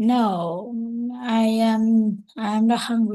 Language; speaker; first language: English; non-native, learner; Vietnamese